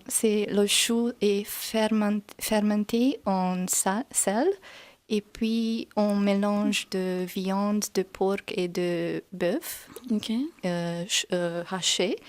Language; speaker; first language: French; non-native, learner; Hungarian